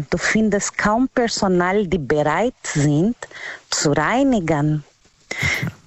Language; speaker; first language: German; non-native, learner; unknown